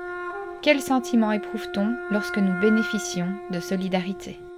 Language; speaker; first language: French; native; French